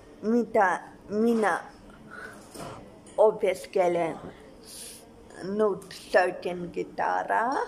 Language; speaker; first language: Finnish; non-native, learner; Russian